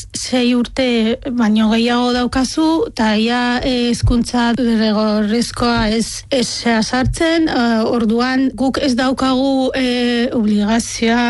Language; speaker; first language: Basque; non-native, fluent; Arabic